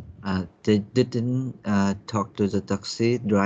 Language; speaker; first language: English; non-native, learner; Vietnamese